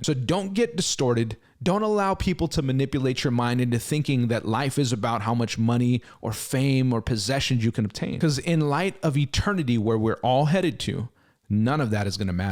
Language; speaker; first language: English; native; English